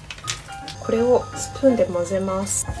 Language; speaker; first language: Japanese; non-native, local second language; Chinese